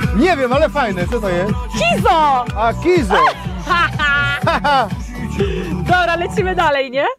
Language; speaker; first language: Polish; native; Polish